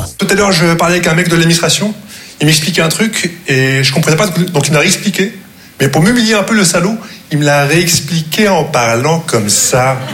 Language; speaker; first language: French; non-native, local second language; Arabic